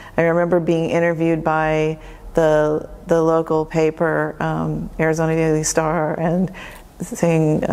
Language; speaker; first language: English; native; English